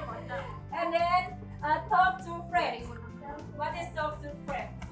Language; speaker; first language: English; non-native, learner; Indonesian